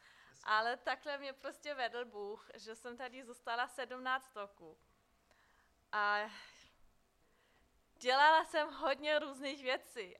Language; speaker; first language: Czech; non-native, fluent; German